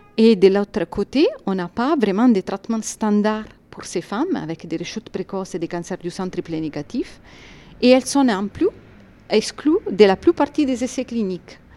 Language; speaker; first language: French; non-native, fluent; Italian